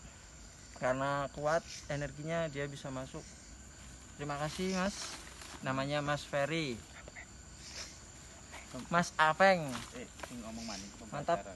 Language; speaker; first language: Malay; non-native, local second language; Javanese